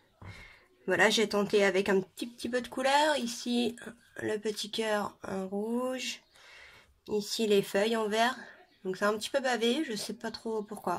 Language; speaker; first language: French; native; French